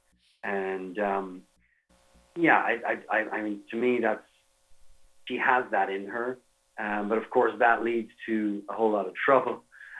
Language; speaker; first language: English; native; English